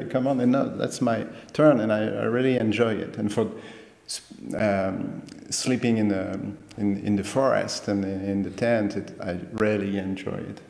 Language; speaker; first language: English; non-native, fluent; French